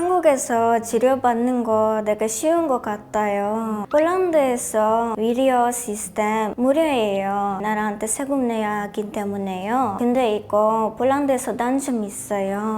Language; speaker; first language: Korean; non-native, learner; Polish